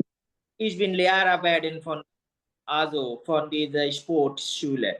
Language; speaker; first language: German; non-native, learner; Bangla